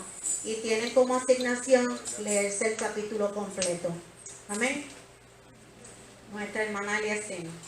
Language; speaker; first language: Spanish; native; Spanish